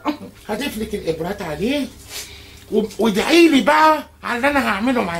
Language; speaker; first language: Arabic; native; Arabic